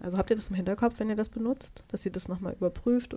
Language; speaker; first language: German; native; German